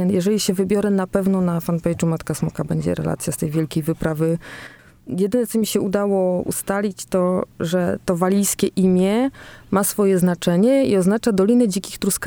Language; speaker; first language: Polish; native; Polish